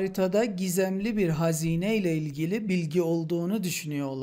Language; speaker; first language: Turkish; non-native, fluent; Persian